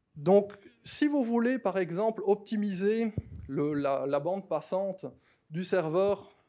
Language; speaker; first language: French; native; French